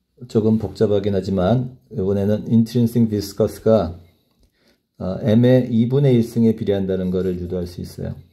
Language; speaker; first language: Korean; native; Korean